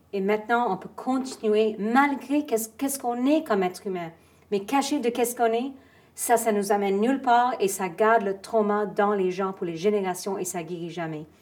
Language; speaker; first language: French; non-native, fluent; English